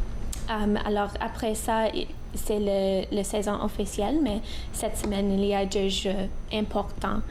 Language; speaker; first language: French; non-native, local second language; English